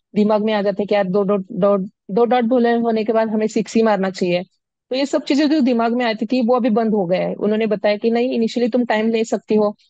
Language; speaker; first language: Hindi; non-native, local second language; Marathi